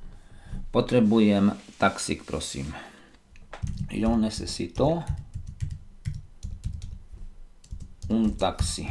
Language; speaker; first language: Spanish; non-native, learner; Slovak